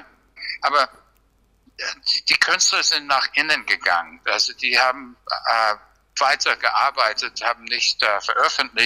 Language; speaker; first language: German; non-native, fluent; English